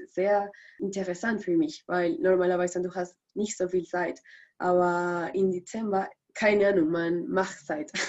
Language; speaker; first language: German; non-native, learner; Spanish